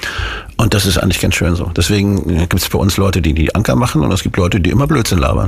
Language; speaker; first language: German; native; German